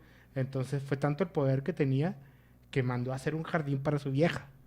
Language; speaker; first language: Spanish; native; Spanish